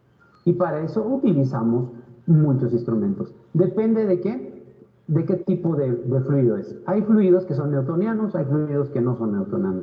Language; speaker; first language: Spanish; native; Spanish